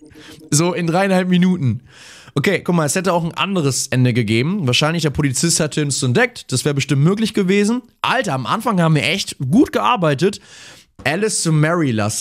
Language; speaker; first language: German; native; German